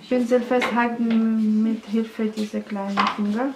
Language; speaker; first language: German; non-native, learner; Russian